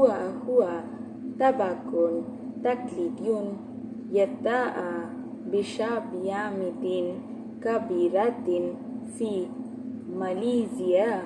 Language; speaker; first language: Arabic; non-native, learner; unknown